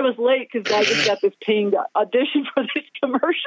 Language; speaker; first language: English; native; English